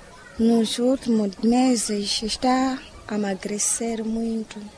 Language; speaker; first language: Portuguese; non-native, local second language; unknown